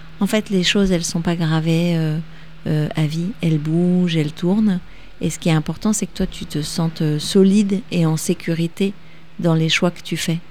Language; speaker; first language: French; native; French